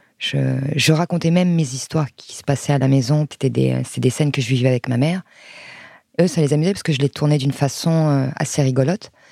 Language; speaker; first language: French; early bilingual, other home language; Arabic